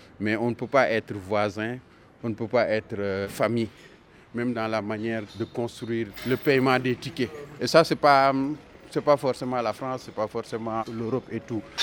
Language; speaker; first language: French; non-native, local second language; Wolof